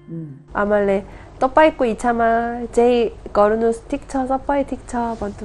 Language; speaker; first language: Nepali; non-native, learner; Korean